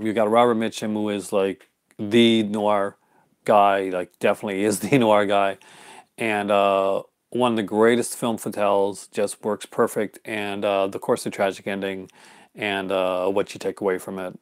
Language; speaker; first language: English; native; English